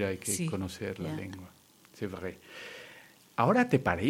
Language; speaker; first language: Spanish; native; Spanish